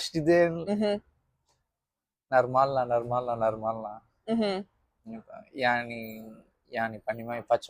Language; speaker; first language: Russian; non-native, learner; Tamil